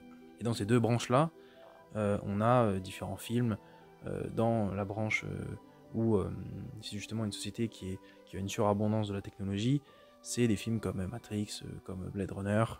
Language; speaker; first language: French; native; French